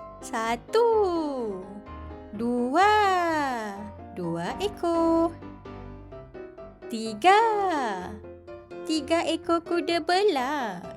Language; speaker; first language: Malay; native; Malay